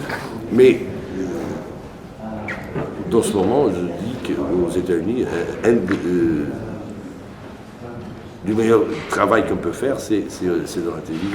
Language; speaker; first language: French; non-native, fluent; Portuguese